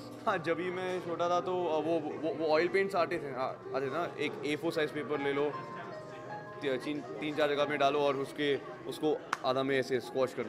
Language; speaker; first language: Hindi; native; Hindi